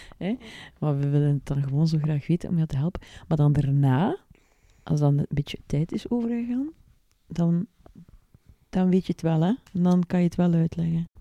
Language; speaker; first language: Dutch; native; Dutch